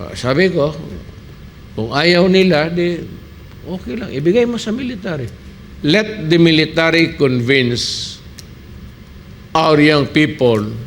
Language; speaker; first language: Filipino; non-native, local second language; Cebuano